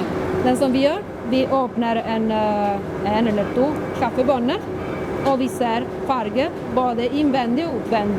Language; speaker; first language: Norwegian; non-native, fluent; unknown